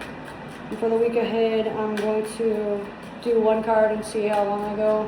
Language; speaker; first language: English; native; English